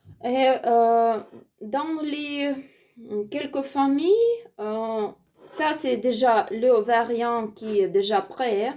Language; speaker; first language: French; non-native, learner; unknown